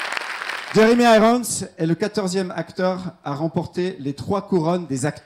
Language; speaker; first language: French; native; French